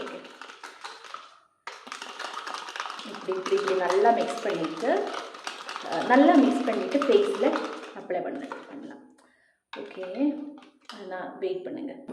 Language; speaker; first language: Tamil; non-native, learner; Malayalam